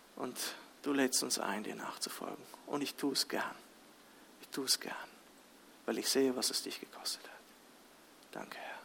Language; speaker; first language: German; early bilingual, other home language; Russian